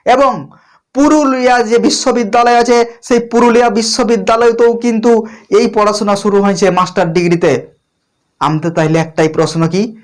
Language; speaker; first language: Bangla; native; Bangla